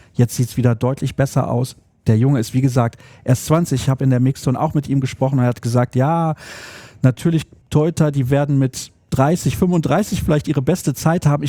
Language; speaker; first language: German; native; German